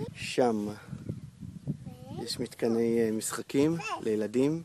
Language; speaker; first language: Hebrew; native; Hebrew